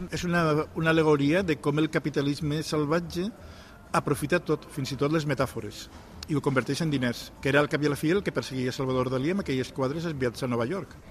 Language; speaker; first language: Catalan; non-native, local second language; Spanish